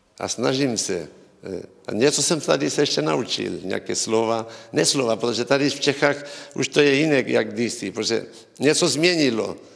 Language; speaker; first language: Czech; early bilingual, heritage; Czech